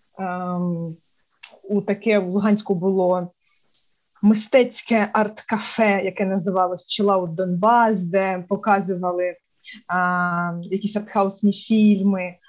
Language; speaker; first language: Ukrainian; non-native, local second language; Russian